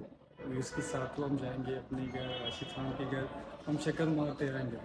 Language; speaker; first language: Hindi; non-native, fluent; Pashto